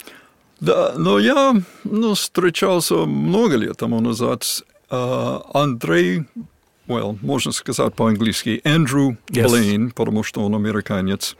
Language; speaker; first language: Russian; non-native, fluent; English